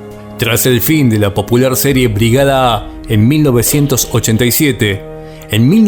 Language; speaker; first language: Spanish; native; Spanish